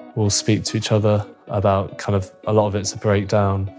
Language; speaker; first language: English; native; English